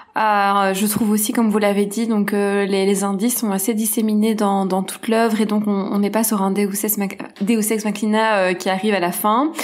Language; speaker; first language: French; native; French